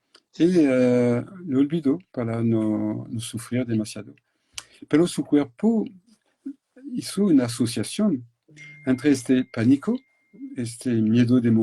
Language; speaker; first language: Spanish; non-native, fluent; French